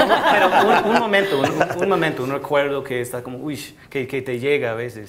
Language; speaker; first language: Spanish; non-native, fluent; English